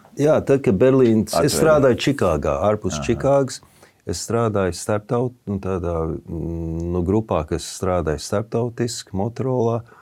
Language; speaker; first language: Latvian; early bilingual, heritage; Latvian